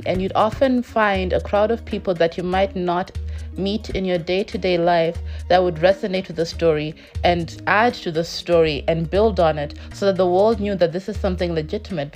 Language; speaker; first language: English; non-native, local second language; Shona